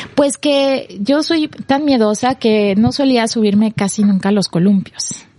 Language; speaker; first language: Spanish; native; Spanish